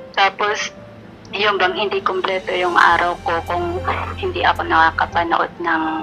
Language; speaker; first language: Filipino; non-native, local second language; Bikol